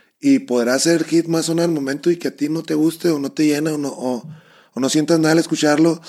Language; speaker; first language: Spanish; native; Spanish